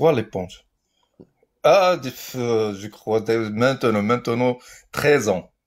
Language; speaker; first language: French; non-native, learner; Arabic